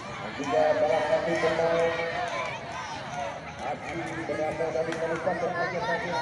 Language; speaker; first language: Indonesian; native; Indonesian